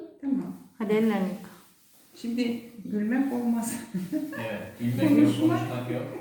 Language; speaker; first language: Turkish; non-native, learner; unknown